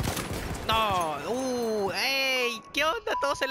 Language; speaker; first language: Spanish; native; Spanish